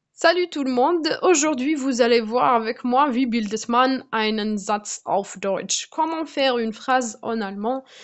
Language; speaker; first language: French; non-native, local second language; Arabic